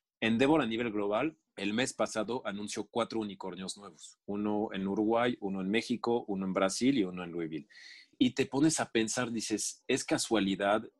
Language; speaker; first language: Spanish; non-native, fluent; French